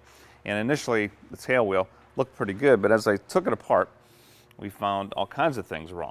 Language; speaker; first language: English; native; English